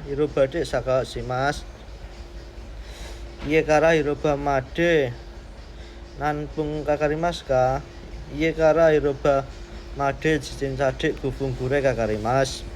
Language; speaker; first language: Japanese; non-native, learner; Indonesian